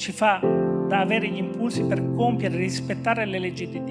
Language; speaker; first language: Italian; native; Italian